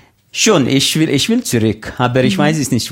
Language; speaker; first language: German; non-native, learner; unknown